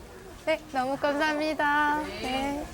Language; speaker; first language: Korean; non-native, learner; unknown